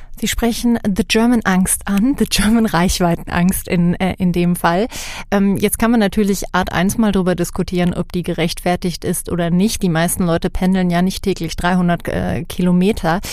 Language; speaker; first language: German; native; German